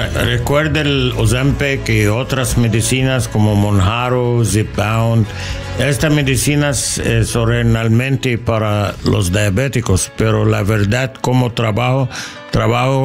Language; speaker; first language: Spanish; non-native, learner; English